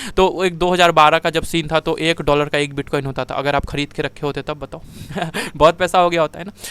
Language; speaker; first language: Hindi; native; Hindi